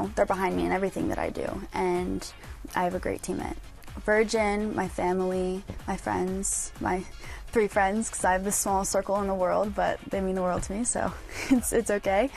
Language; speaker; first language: English; native; English